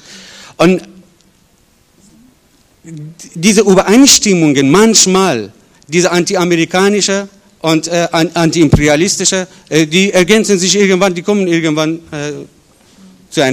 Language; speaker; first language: German; non-native, fluent; Persian